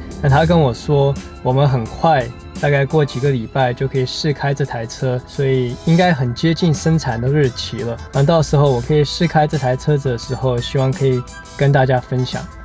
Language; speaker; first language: Chinese; early bilingual, heritage; Chinese